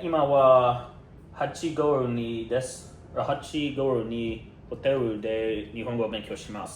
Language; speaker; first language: Japanese; non-native, learner; English